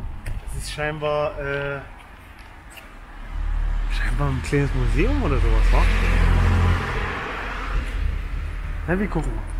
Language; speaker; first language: German; native; German